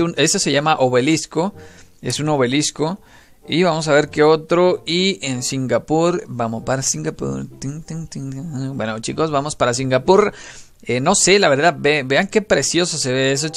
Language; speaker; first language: Spanish; native; Spanish